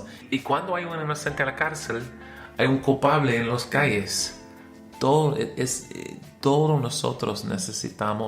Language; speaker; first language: Spanish; non-native, learner; English